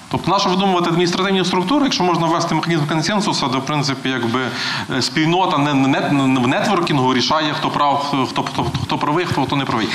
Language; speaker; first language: Ukrainian; native; Ukrainian